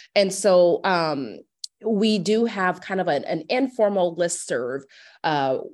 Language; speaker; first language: English; native; English